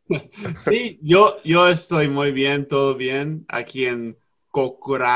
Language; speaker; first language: Spanish; non-native, learner; English